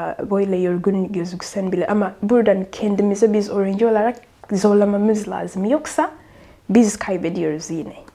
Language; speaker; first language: Turkish; non-native, fluent; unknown